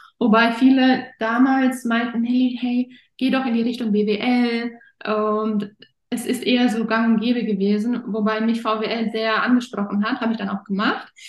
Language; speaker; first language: German; early bilingual, other home language; Russian